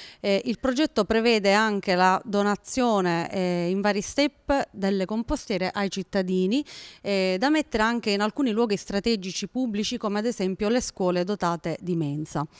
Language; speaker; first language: Italian; native; Italian